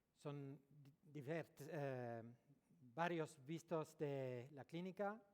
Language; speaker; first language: Spanish; non-native, learner; French